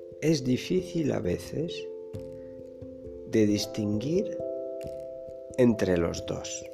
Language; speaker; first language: Spanish; non-native, fluent; French